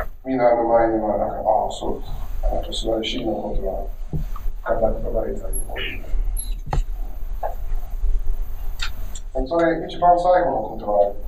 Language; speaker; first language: Japanese; non-native, learner; English